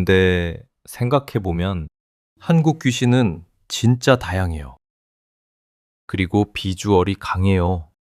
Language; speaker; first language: Korean; early bilingual, heritage; English